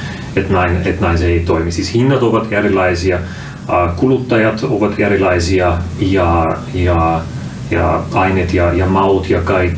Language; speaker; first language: Finnish; non-native, fluent; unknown